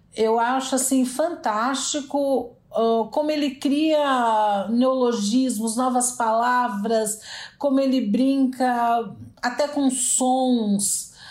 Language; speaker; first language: Portuguese; native; Portuguese